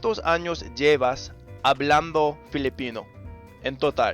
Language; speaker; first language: Spanish; non-native, fluent; English